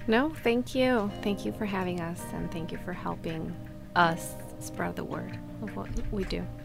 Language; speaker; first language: English; early bilingual, other home language; Spanish